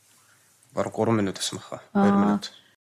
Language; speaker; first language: Mongolian; early bilingual, heritage; Mongolian